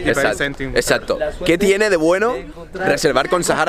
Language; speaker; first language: Spanish; native; Spanish